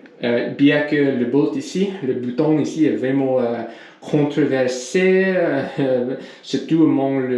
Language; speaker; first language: French; non-native, learner; English